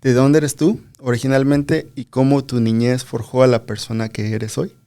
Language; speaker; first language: Spanish; early bilingual, other home language; English